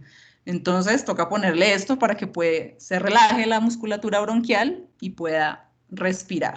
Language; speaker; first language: Spanish; native; Spanish